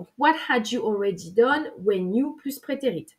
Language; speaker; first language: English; non-native, fluent; French